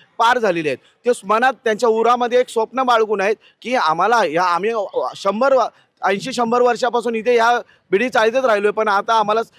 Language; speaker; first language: Marathi; native; Marathi